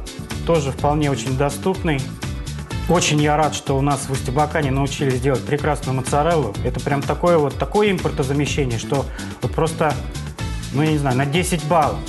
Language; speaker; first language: Russian; native; Russian